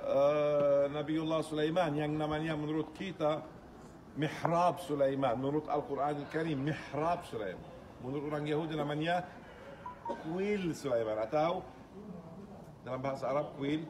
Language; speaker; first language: Indonesian; non-native, fluent; Arabic